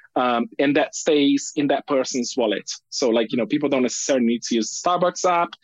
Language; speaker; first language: English; non-native, fluent; Portuguese